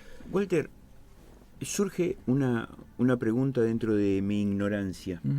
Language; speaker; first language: Spanish; native; Spanish